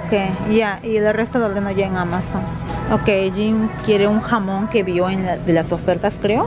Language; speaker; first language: Spanish; native; Spanish